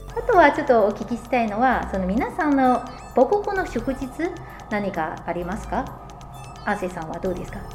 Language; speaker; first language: Japanese; non-native, fluent; Chinese